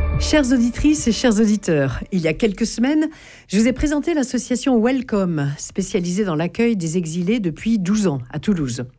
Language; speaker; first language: French; native; French